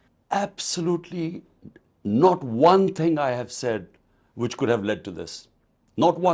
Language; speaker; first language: English; non-native, local second language; Urdu